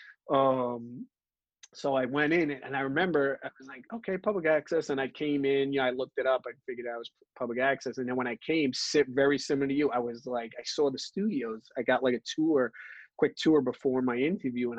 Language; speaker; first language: English; native; English